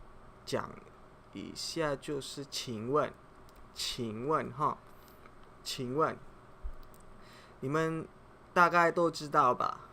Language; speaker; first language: Chinese; non-native, fluent; Indonesian